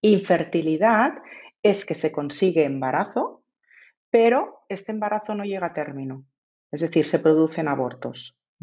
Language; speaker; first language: Spanish; native; Spanish